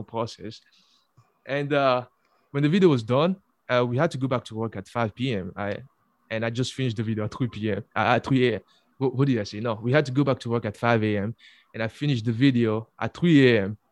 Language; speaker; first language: English; non-native, fluent; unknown